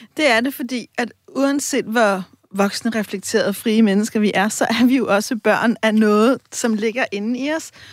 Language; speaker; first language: Danish; native; Danish